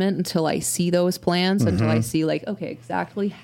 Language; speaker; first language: English; native; English